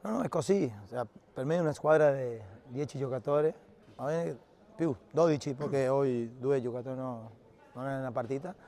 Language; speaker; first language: Italian; non-native, fluent; Spanish